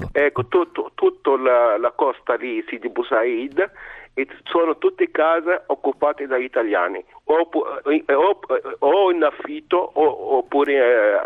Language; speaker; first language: Italian; non-native, fluent; Arabic